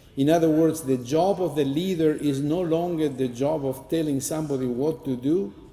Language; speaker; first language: English; non-native, fluent; Spanish